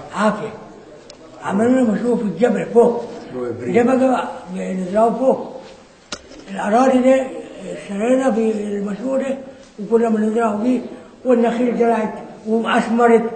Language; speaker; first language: Egyptian Arabic; non-native, local second language; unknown